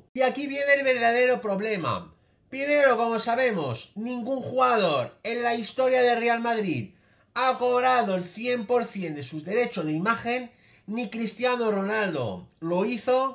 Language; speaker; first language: Spanish; native; Spanish